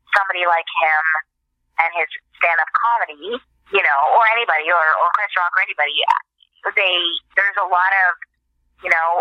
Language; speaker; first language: English; native; English